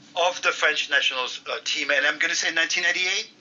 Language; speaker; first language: English; non-native, fluent; French